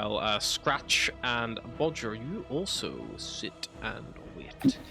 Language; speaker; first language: English; native; English